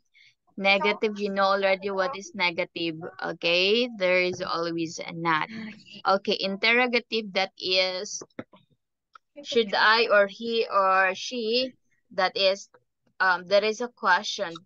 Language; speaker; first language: English; non-native, fluent; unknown